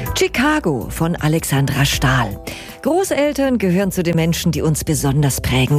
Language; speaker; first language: German; native; German